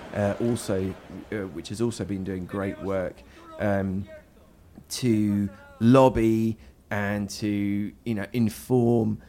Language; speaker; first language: English; native; English